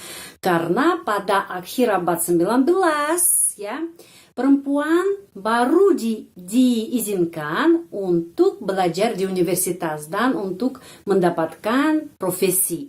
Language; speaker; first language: Indonesian; non-native, fluent; Russian